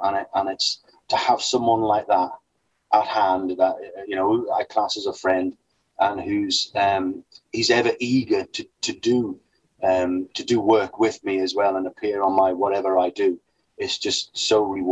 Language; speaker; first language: English; native; English